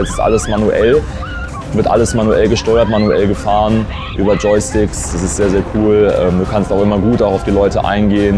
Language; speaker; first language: German; native; German